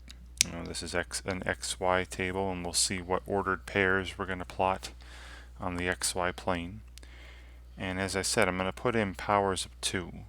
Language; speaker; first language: English; native; English